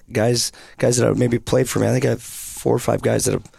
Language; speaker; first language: English; native; English